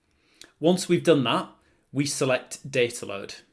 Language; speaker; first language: English; native; English